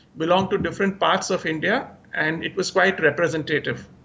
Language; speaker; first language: English; early bilingual, other home language; Hindi